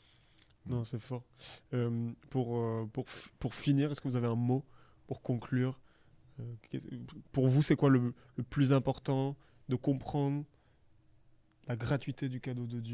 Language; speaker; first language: French; native; French